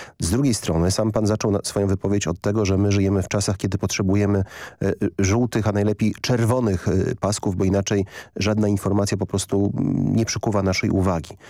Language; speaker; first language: Polish; native; Polish